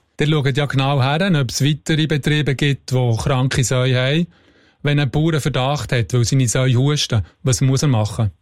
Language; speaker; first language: German; native; German